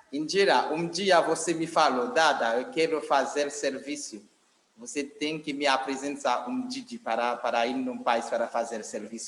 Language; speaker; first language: Portuguese; non-native, fluent; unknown